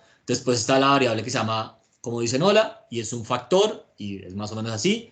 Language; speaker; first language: Spanish; native; Spanish